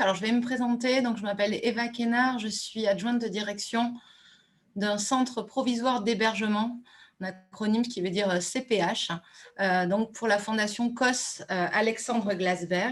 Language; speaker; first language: French; native; French